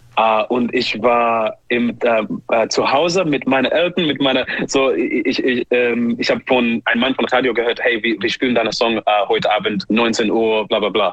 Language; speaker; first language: German; non-native, learner; English